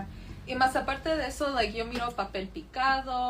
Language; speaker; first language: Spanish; early bilingual, other home language; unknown